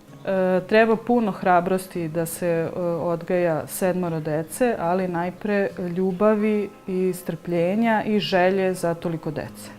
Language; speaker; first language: Serbian; native; Serbian